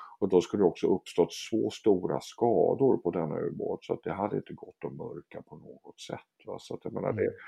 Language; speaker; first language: Swedish; native; Swedish